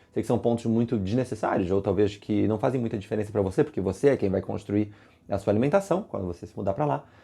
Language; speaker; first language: Portuguese; native; Portuguese